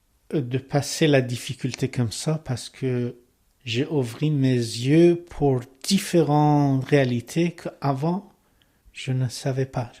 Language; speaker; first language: French; non-native, learner; Persian